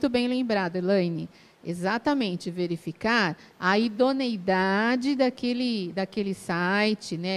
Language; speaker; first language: Portuguese; native; Portuguese